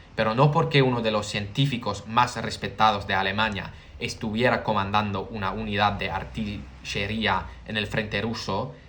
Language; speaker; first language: Spanish; non-native, learner; English